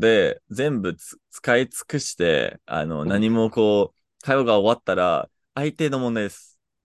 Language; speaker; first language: Japanese; non-native, fluent; English